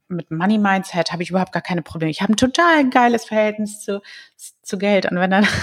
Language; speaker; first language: German; native; German